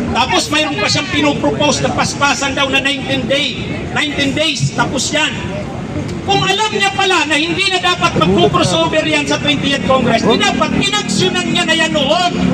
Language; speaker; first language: Filipino; non-native, local second language; Bikol